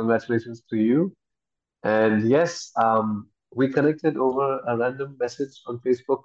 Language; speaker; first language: English; non-native, local second language; Hindi